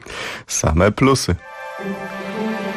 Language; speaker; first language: Polish; native; Polish